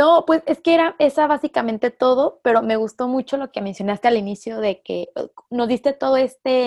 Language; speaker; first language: Spanish; native; Spanish